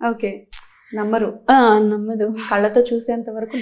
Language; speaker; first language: Telugu; native; Telugu